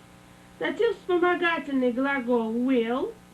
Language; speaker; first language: Russian; native; Russian